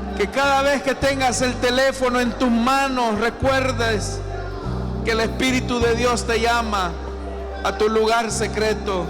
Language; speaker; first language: Spanish; native; Spanish